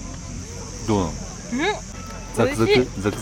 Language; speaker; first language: Japanese; native; Japanese